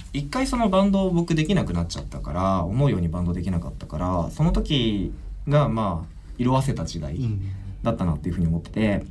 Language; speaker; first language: Japanese; native; Japanese